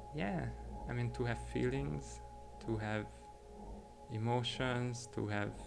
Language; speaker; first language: English; non-native, fluent; Hungarian